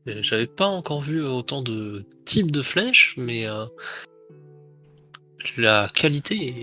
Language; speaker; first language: French; native; French